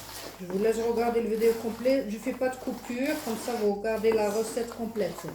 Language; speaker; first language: French; non-native, fluent; Arabic